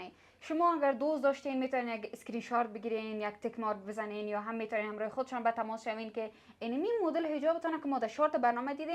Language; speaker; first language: Persian; native; Persian